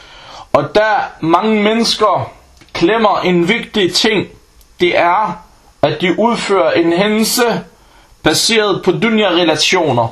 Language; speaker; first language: Danish; early bilingual, other home language; Arabic